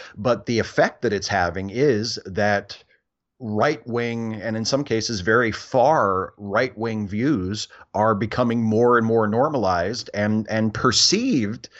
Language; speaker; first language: English; native; English